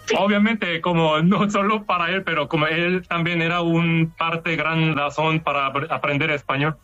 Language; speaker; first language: Spanish; non-native, fluent; Korean